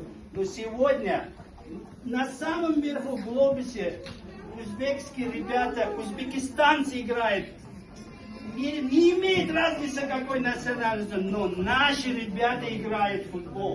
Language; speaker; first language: Russian; non-native, local second language; Uzbek